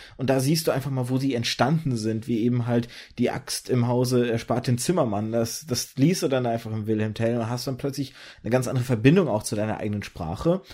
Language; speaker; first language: German; early bilingual, other home language; Russian